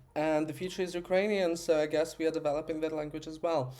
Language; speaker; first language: English; non-native, fluent; Ukrainian